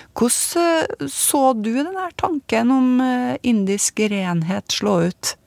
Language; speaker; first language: Norwegian; native; Norwegian